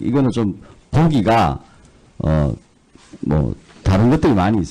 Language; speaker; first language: Korean; native; Korean